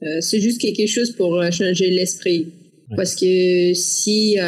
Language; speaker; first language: French; non-native, learner; Russian